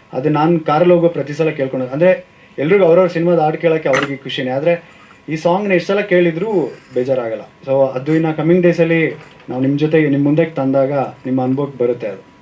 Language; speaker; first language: Kannada; native; Kannada